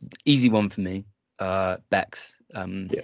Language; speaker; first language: English; native; English